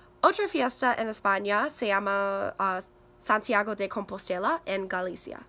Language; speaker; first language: Spanish; non-native, learner; English